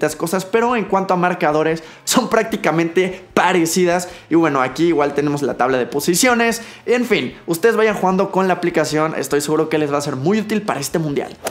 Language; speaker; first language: Spanish; native; Spanish